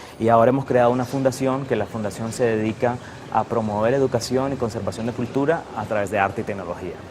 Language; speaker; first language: Spanish; native; Spanish